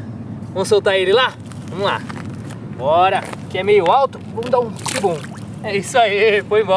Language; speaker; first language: Portuguese; native; Portuguese